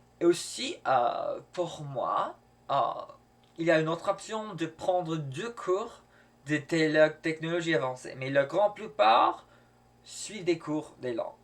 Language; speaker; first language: French; non-native, learner; English